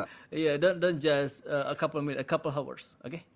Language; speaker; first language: English; non-native, learner; Indonesian